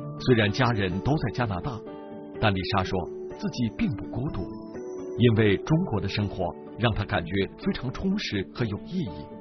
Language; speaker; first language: Chinese; native; Chinese